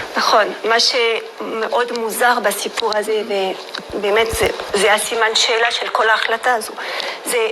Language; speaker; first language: Hebrew; non-native, fluent; French